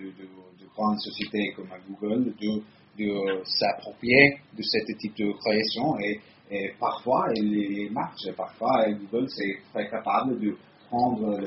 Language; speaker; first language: French; non-native, learner; Italian